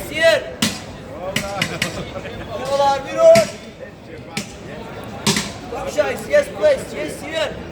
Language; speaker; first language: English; non-native, learner; Turkish